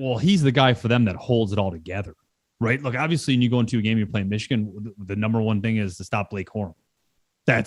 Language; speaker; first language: English; native; English